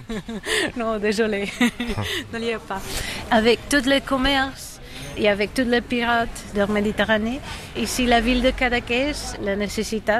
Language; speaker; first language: French; non-native, learner; Catalan